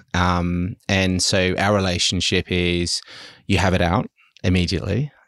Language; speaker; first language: English; early bilingual, other home language; German